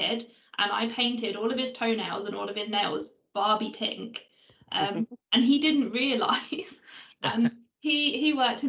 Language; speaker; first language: English; native; English